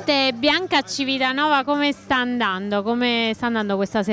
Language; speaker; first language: Italian; native; Italian